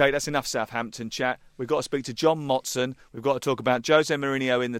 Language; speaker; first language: English; native; English